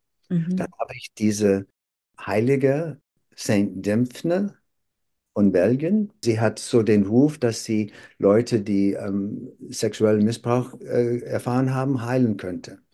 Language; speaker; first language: German; non-native, fluent; English